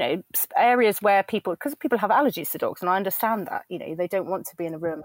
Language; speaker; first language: English; native; English